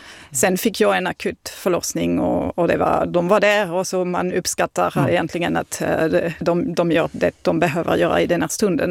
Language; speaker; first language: Swedish; non-native, fluent; French